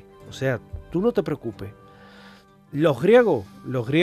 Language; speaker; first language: Spanish; native; Spanish